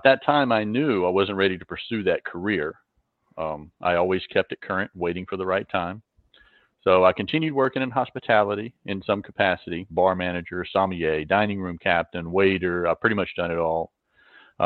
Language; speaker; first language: English; native; English